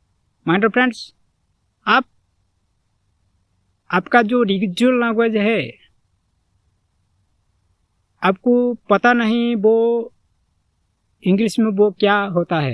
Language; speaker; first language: Hindi; non-native, local second language; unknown